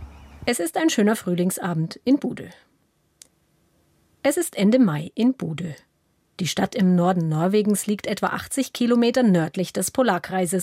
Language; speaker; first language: German; native; German